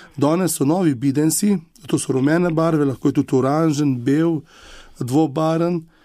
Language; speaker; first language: Slovenian; native; Slovenian